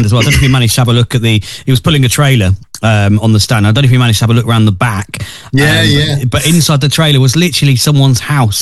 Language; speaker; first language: English; native; English